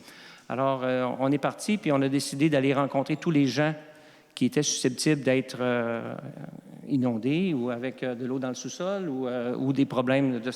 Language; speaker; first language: French; native; French